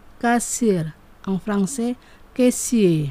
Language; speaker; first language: French; non-native, fluent; Indonesian